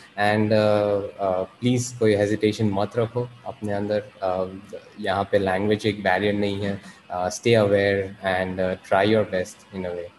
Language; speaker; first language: English; non-native, local second language; Hindi